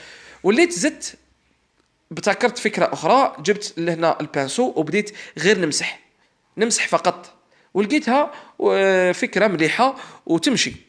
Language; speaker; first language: Arabic; native; Arabic